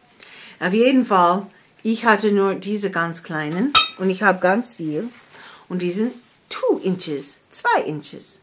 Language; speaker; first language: German; non-native, fluent; English